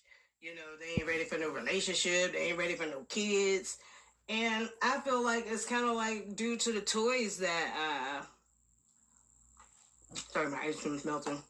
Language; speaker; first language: English; native; English